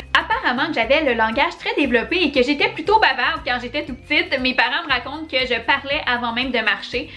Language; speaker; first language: French; native; French